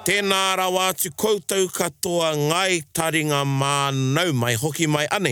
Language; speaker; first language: Māori; non-native, local second language; English